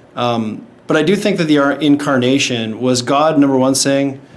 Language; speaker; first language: English; native; English